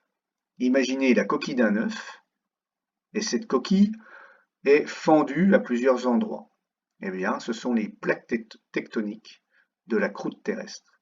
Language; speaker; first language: French; native; French